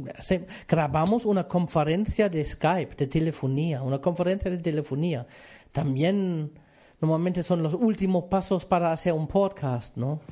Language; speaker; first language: Spanish; non-native, fluent; German